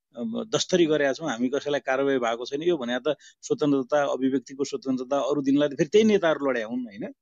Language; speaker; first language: Nepali; native; Nepali